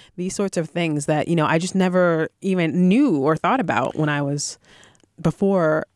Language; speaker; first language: English; native; English